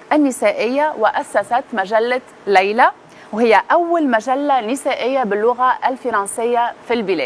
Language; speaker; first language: Arabic; native; Arabic